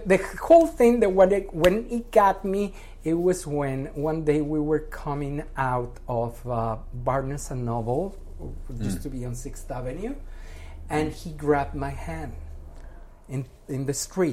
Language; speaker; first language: English; non-native, fluent; Spanish